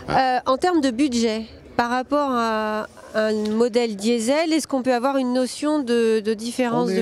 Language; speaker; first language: French; native; French